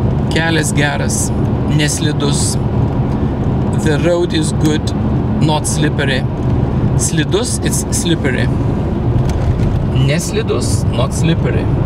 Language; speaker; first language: English; non-native, fluent; Lithuanian